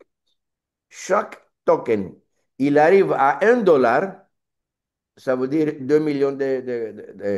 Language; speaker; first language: French; non-native, learner; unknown